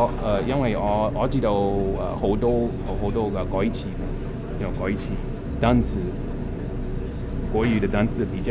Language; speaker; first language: Chinese; non-native, fluent; English